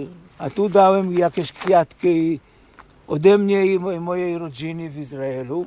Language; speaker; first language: Polish; early bilingual, heritage; Polish